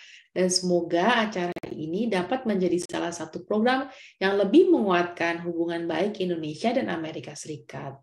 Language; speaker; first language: Indonesian; native; Indonesian